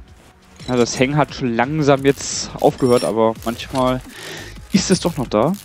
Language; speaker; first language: German; native; German